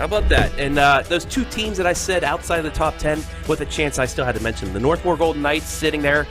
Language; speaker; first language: English; native; English